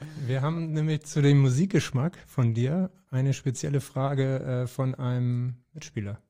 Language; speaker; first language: German; native; German